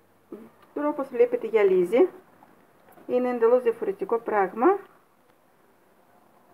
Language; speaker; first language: Greek; non-native, fluent; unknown